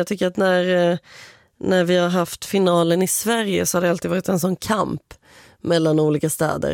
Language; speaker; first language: Swedish; native; Swedish